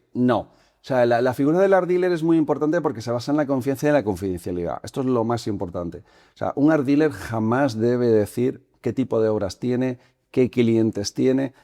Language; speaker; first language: Spanish; native; Spanish